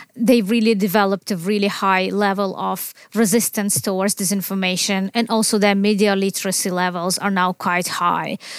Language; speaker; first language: English; non-native, fluent; Ukrainian